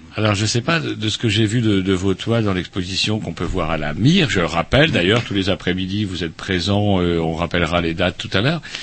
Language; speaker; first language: French; native; French